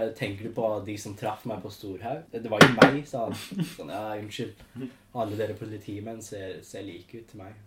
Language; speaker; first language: Norwegian; non-native, fluent; English